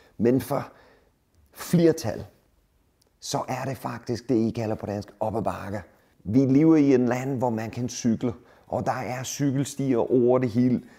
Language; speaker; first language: Danish; non-native, fluent; English